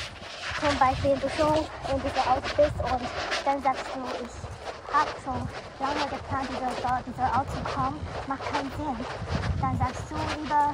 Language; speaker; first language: German; non-native, learner; Chinese